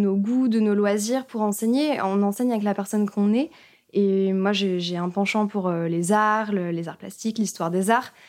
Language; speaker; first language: French; native; French